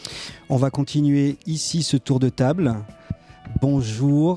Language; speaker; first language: French; native; French